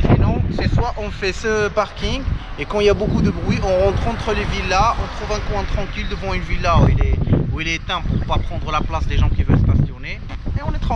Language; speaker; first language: French; native; French